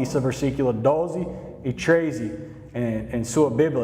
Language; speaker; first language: Portuguese; non-native, learner; English